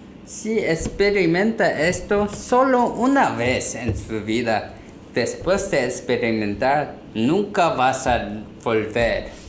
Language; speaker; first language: Spanish; non-native, learner; Korean